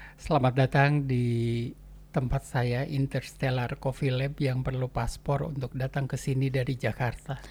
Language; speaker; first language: Indonesian; native; Indonesian